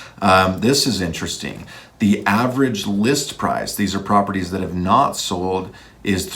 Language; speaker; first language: English; native; English